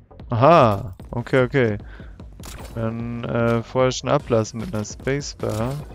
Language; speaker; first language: German; native; German